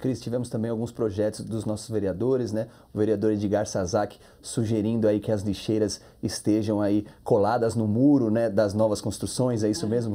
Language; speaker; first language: Portuguese; native; Portuguese